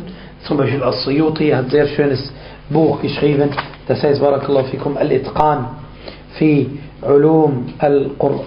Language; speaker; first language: German; non-native, fluent; Arabic